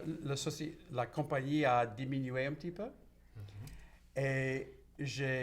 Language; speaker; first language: French; non-native, local second language; English